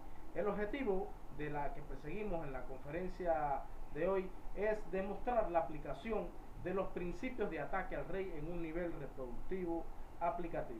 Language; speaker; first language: Spanish; native; Spanish